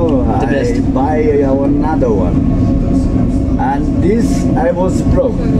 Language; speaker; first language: English; non-native, learner; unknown